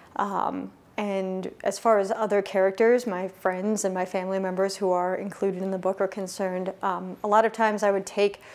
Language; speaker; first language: English; native; English